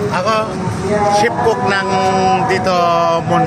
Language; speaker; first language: Filipino; non-native, learner; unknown